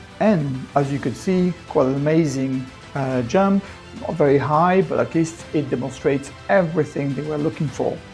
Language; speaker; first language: English; non-native, fluent; French